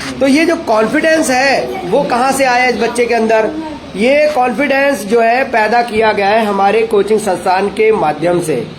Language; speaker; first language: Hindi; native; Hindi